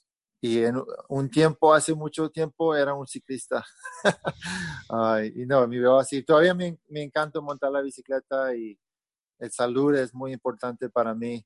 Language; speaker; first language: Spanish; early bilingual, heritage; Spanish